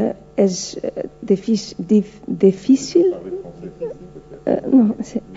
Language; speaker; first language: Spanish; non-native, learner; Portuguese